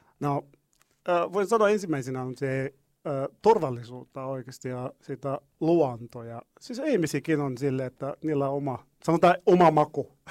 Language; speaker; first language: Finnish; non-native, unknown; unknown